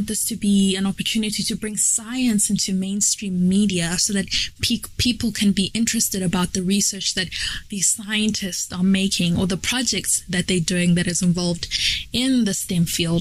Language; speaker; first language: English; non-native, local second language; Nyanja